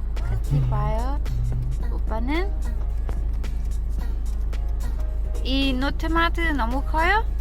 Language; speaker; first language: Korean; non-native, learner; Vietnamese